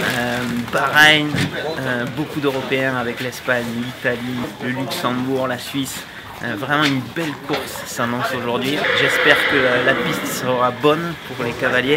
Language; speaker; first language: French; native; French